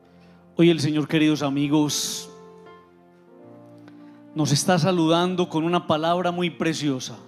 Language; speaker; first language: Spanish; native; Spanish